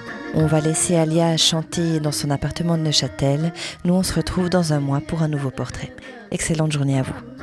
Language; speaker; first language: French; native; French